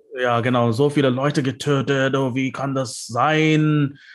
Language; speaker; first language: German; non-native, learner; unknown